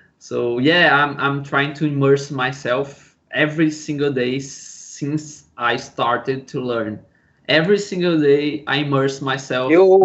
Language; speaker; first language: English; non-native, learner; Portuguese